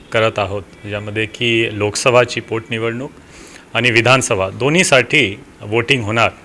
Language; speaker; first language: Marathi; non-native, local second language; Hindi